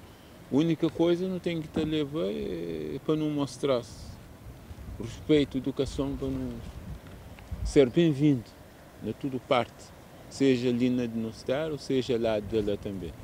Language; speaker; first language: Portuguese; non-native, local second language; Kabuverdianu